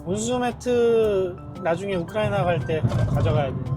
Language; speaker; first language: Korean; native; Korean